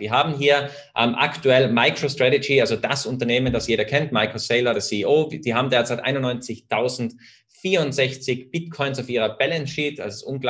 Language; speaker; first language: German; native; German